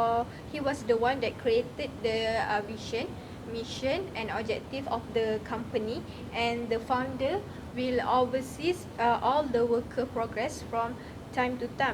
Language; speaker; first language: English; non-native, learner; Malay